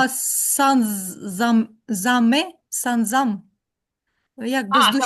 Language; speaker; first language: French; non-native, learner; Ukrainian